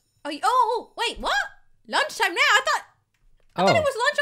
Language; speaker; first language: English; native; English